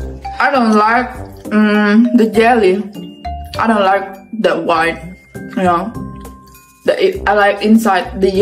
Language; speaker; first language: English; non-native, learner; Indonesian